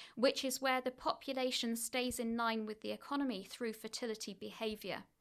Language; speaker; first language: English; native; English